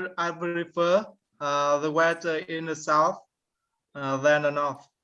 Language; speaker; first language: English; non-native, learner; Vietnamese